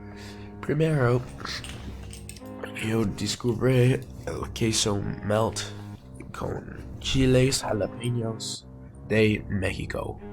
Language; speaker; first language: Spanish; non-native, learner; English